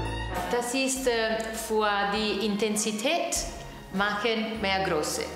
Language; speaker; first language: German; non-native, learner; Italian